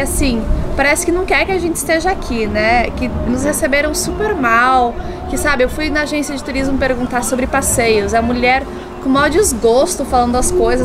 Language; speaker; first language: Portuguese; native; Portuguese